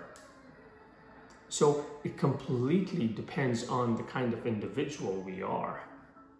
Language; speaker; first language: English; non-native, local second language; Urdu